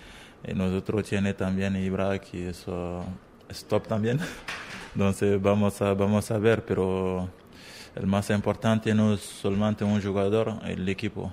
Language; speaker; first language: Spanish; non-native, learner; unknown